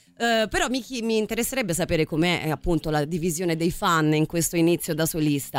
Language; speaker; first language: Italian; native; Italian